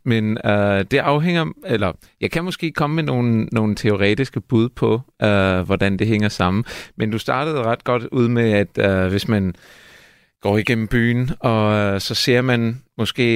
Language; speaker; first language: Danish; non-native, fluent; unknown